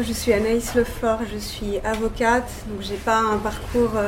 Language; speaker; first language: French; native; French